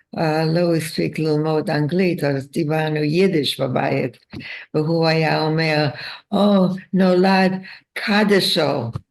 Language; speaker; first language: Hebrew; non-native, fluent; Yiddish